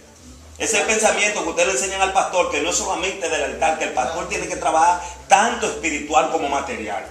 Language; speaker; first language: Spanish; native; Spanish